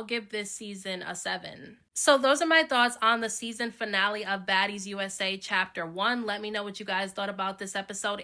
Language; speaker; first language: English; native; English